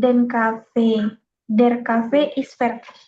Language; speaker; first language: German; non-native, learner; Indonesian